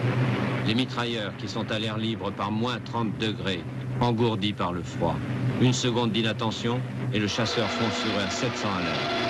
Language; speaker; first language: French; native; French